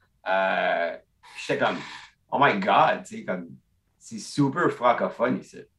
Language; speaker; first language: French; non-native, local second language; English